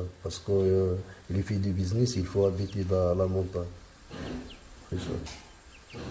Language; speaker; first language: French; non-native, learner; Arabic